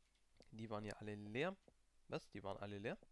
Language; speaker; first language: German; native; German